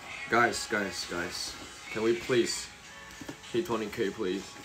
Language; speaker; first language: English; non-native, learner; Chinese